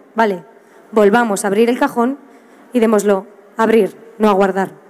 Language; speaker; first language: Spanish; native; Spanish